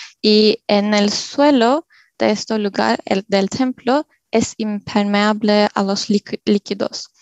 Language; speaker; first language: Spanish; non-native, learner; Turkish